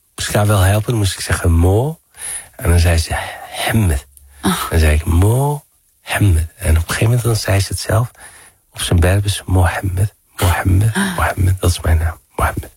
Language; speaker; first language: Dutch; early bilingual, other home language; Arabic